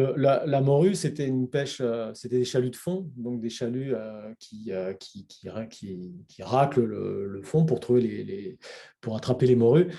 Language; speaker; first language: French; native; French